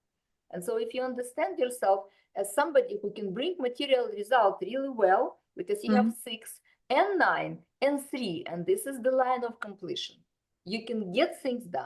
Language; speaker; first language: English; non-native, fluent; Russian